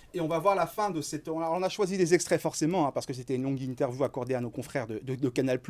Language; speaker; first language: French; native; French